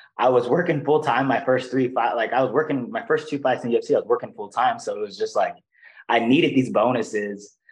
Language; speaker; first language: English; non-native, fluent; Portuguese